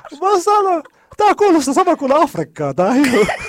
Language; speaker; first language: Finnish; non-native, learner; Arabic